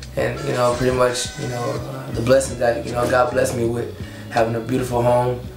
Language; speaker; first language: English; native; English